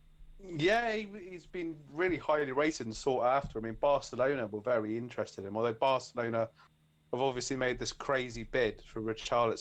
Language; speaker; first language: English; native; English